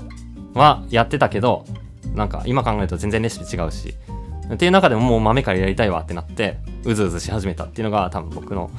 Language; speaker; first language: Japanese; native; Japanese